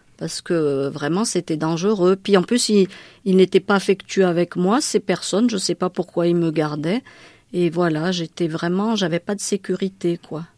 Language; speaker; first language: French; non-native, local second language; Malagasy